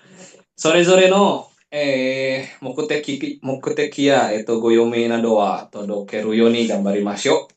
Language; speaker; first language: Japanese; non-native, fluent; Indonesian